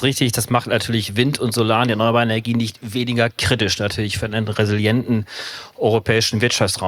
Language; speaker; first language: German; native; German